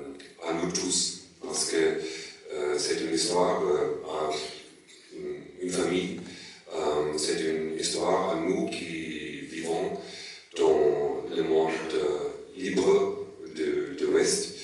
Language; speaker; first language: French; non-native, learner; German